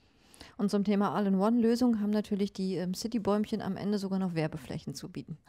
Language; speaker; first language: German; native; German